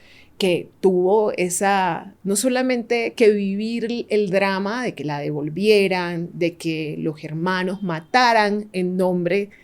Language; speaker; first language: Spanish; native; Spanish